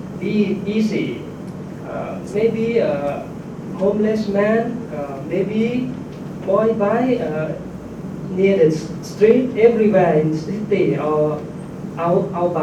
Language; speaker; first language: English; non-native, learner; Thai